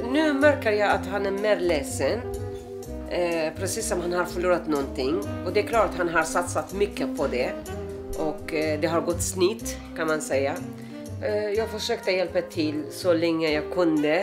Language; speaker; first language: Swedish; non-native, fluent; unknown